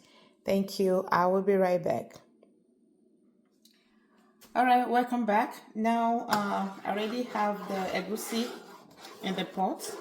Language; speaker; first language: English; non-native, local second language; Yoruba